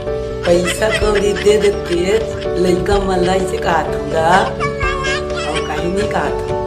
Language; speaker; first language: Hindi; non-native, local second language; Chhattisgarhi